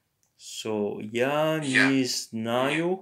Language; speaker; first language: Russian; non-native, learner; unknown